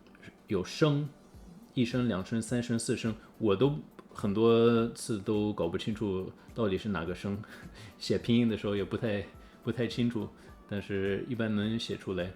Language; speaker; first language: Chinese; early bilingual, heritage; English